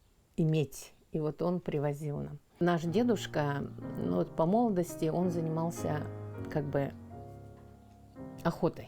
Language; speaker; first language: Russian; non-native, local second language; Yakut